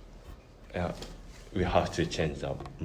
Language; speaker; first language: English; non-native, learner; Japanese